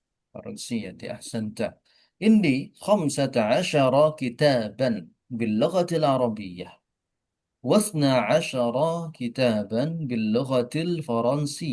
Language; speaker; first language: Arabic; non-native, fluent; Indonesian